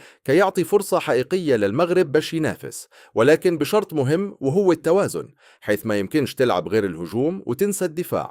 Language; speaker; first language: Arabic; native; Arabic